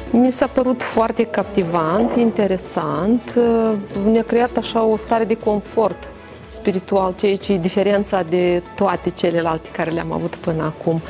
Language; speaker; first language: Romanian; native; Romanian